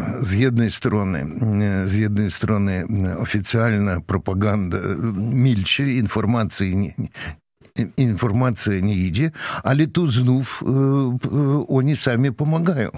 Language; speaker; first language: Polish; non-native, fluent; Russian